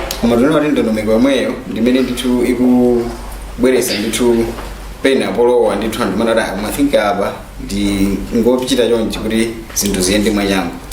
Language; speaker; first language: Nyanja; native; Nyanja